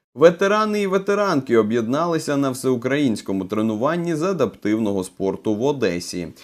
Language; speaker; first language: Ukrainian; native; Ukrainian